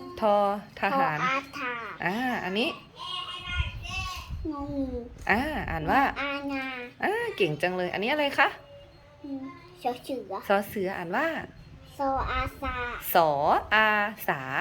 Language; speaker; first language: Thai; native; Thai